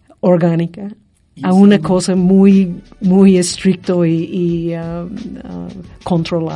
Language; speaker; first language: Spanish; non-native, fluent; English